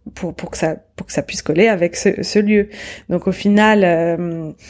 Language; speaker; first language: French; native; French